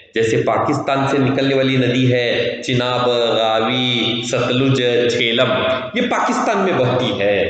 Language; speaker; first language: Hindi; non-native, local second language; Kannada